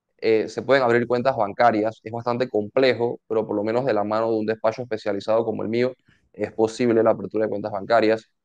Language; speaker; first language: Spanish; native; Spanish